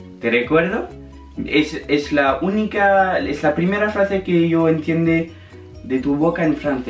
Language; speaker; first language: Spanish; non-native, learner; French